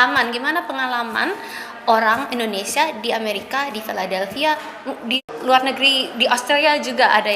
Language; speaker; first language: Indonesian; early bilingual, heritage; Indonesian